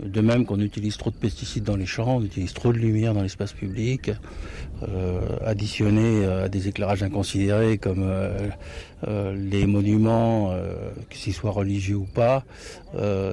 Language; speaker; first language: French; native; French